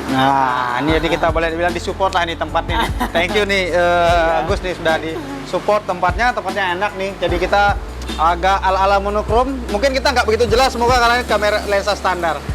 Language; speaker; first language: Indonesian; native; Indonesian